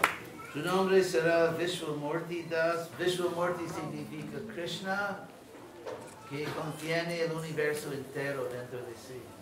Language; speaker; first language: Spanish; non-native, fluent; English